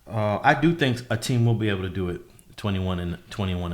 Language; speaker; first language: English; native; English